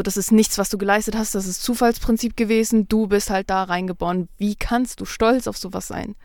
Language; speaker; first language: German; early bilingual, other home language; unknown